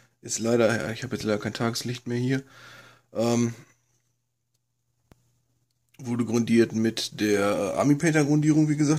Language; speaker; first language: German; native; German